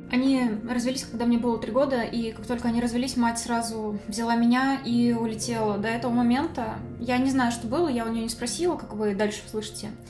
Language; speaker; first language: Russian; native; Russian